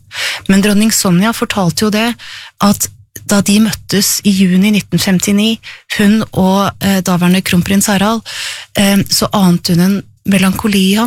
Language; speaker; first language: Norwegian; native; Norwegian